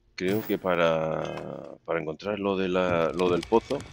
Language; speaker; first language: Spanish; native; Spanish